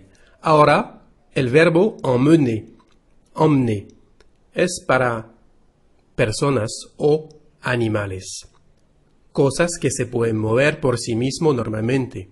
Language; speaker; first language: Spanish; non-native, fluent; French